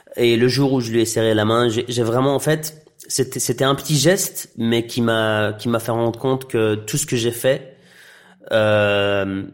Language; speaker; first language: French; non-native, local second language; Arabic